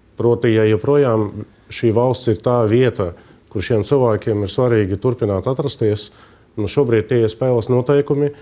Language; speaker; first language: Latvian; native; Latvian